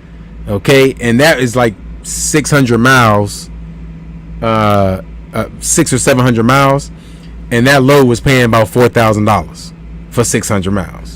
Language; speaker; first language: English; native; English